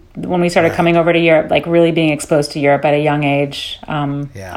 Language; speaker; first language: English; early bilingual, other home language; Dutch